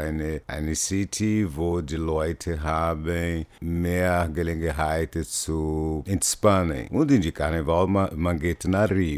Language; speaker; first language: German; non-native, learner; Portuguese